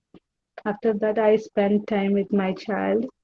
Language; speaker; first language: English; non-native, learner; Malayalam